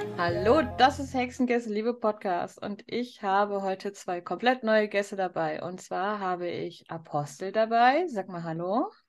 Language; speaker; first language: German; native; German